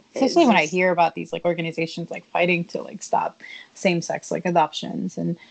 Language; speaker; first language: English; early bilingual, other home language; Spanish